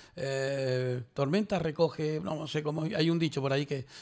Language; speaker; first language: Spanish; native; Spanish